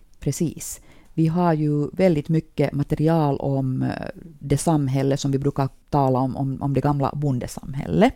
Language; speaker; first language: Swedish; native; Swedish